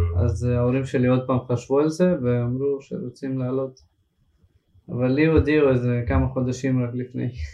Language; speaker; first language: Hebrew; early bilingual, other home language; Russian